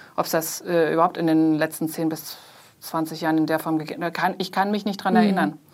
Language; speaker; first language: German; non-native, fluent; Chinese